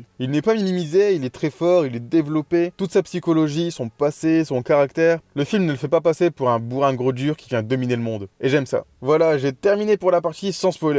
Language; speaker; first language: French; native; French